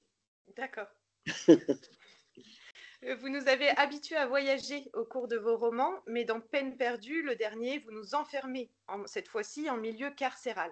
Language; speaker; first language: French; native; French